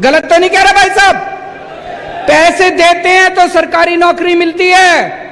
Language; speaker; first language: Hindi; native; Hindi